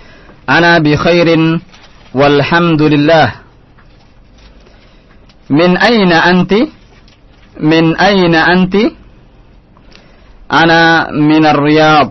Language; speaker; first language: Arabic; non-native, fluent; Indonesian